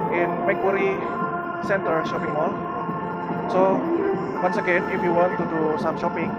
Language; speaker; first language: English; non-native, fluent; Indonesian